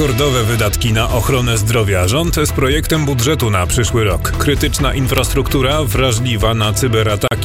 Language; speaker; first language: Polish; native; Polish